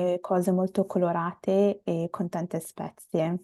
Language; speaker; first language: Italian; early bilingual, other home language; Bangla